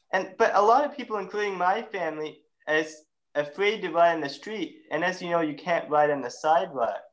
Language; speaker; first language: English; native; English